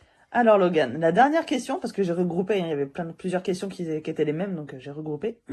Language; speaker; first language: French; native; French